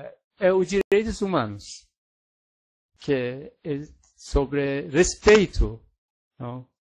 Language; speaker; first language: Portuguese; non-native, fluent; Persian